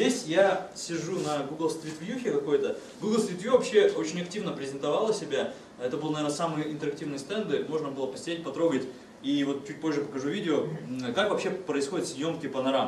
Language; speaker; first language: Russian; native; Russian